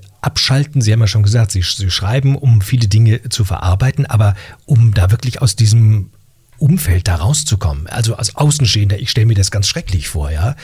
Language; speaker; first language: German; native; German